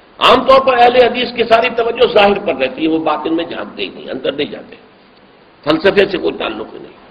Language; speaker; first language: Urdu; native; Urdu